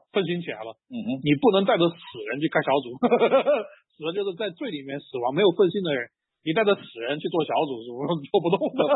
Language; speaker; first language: Chinese; native; Chinese